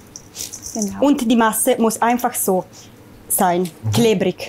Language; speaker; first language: German; non-native, learner; Italian